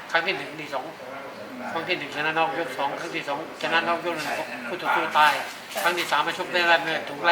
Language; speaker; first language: Thai; native; Thai